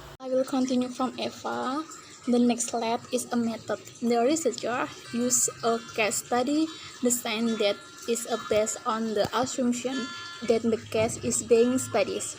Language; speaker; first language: English; non-native, learner; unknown